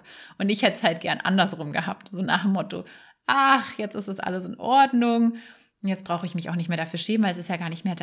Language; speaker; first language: German; native; German